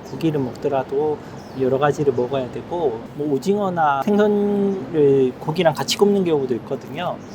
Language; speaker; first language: Korean; native; Korean